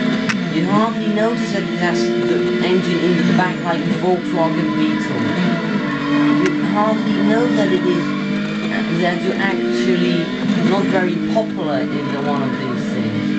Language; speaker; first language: English; non-native, fluent; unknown